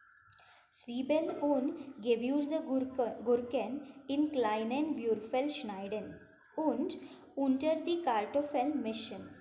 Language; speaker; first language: German; non-native, fluent; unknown